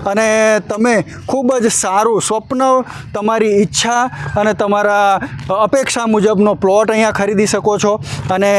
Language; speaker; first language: Gujarati; native; Gujarati